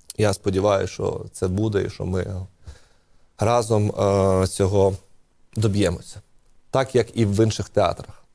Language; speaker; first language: Ukrainian; non-native, local second language; Russian